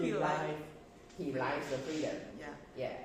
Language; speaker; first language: English; non-native, learner; Chinese